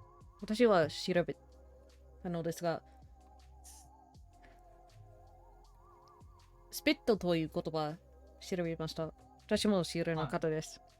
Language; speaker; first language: Japanese; non-native, learner; English